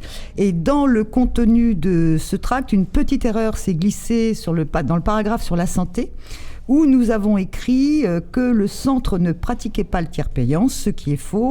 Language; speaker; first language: French; native; French